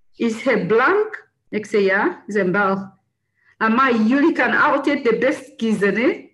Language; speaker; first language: Dutch; non-native, learner; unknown